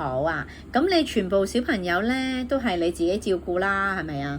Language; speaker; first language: Cantonese; native; Cantonese